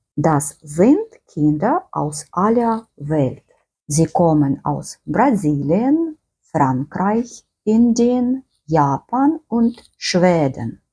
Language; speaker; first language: German; non-native, fluent; Ukrainian